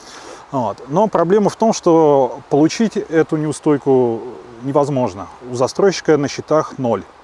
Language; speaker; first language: Russian; native; Russian